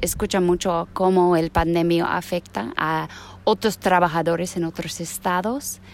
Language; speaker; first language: Spanish; non-native, fluent; English